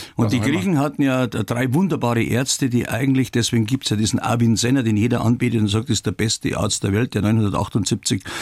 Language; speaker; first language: German; native; German